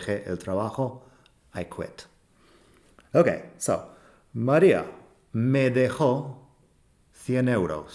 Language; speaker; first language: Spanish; non-native, fluent; English